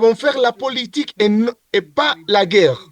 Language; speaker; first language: French; non-native, learner; Spanish